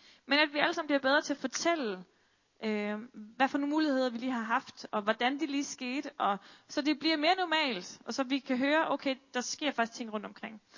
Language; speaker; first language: Danish; native; Danish